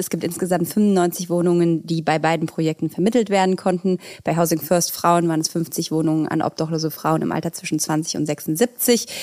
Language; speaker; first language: German; native; German